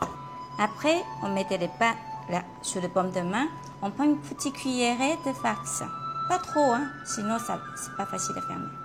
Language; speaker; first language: French; non-native, fluent; Chinese